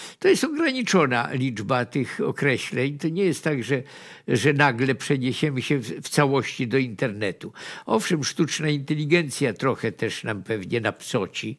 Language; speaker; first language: Polish; native; Polish